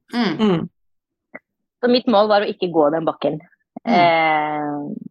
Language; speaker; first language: Norwegian; early bilingual, other home language; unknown